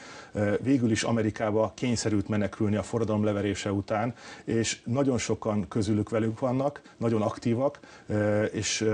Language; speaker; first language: Hungarian; native; Hungarian